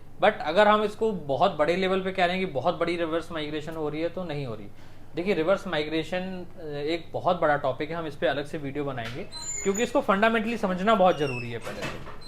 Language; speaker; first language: Hindi; non-native, local second language; Punjabi